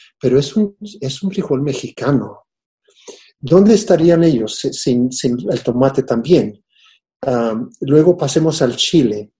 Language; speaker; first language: Spanish; early bilingual, heritage; Spanish